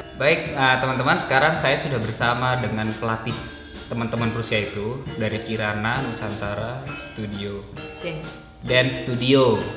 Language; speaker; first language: Indonesian; native; Indonesian